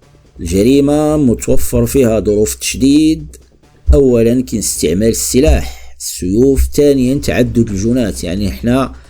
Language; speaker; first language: Arabic; native; Arabic